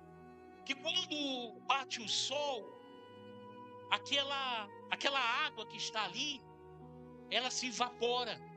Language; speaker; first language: Portuguese; native; Portuguese